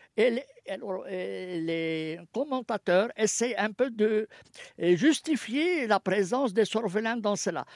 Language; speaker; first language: French; non-native, fluent; Arabic